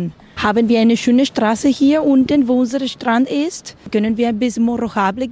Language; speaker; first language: German; non-native, learner; Spanish